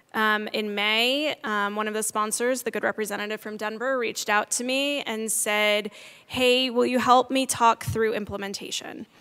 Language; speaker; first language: English; native; English